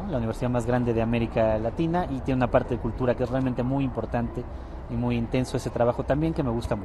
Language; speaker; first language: Spanish; native; Spanish